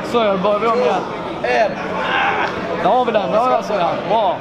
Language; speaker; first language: Swedish; native; Swedish